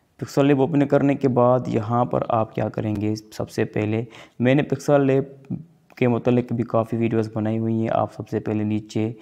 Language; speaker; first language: Urdu; non-native, local second language; Sindhi